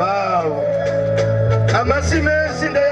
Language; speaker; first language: French; non-native, local second language; Rundi